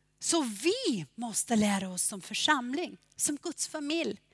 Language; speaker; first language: Swedish; non-native, fluent; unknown